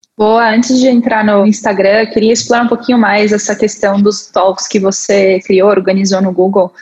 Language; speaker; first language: Portuguese; native; Portuguese